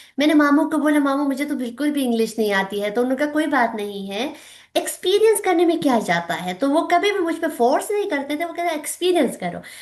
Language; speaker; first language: Urdu; non-native, local second language; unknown